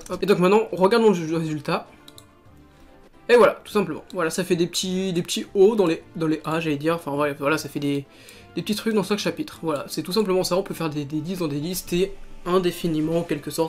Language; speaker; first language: French; native; French